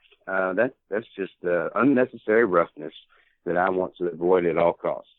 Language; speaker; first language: English; native; English